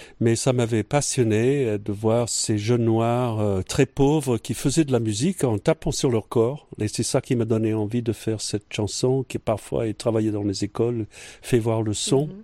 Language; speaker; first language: French; non-native, fluent; English